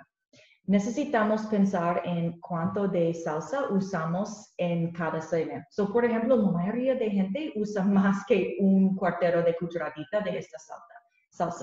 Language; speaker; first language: Spanish; non-native, learner; English